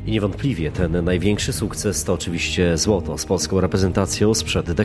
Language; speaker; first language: Polish; native; Polish